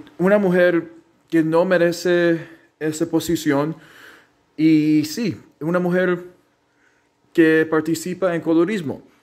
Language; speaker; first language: Spanish; early bilingual, heritage; Spanish